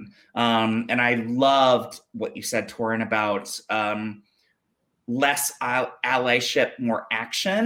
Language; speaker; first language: English; native; English